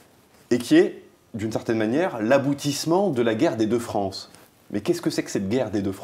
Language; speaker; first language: French; native; French